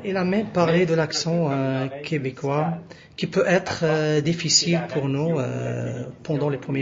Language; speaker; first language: French; non-native, local second language; Arabic